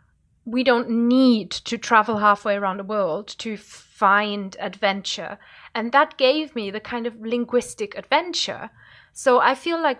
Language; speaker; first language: English; non-native, fluent; German